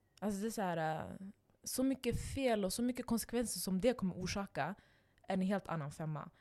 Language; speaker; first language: Swedish; non-native, local second language; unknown